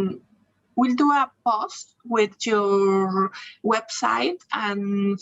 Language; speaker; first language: English; non-native, learner; Spanish